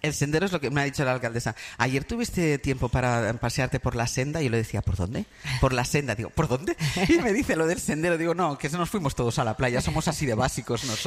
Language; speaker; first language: Spanish; native; Spanish